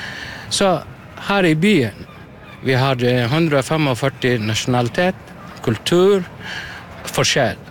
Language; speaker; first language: Norwegian; non-native, learner; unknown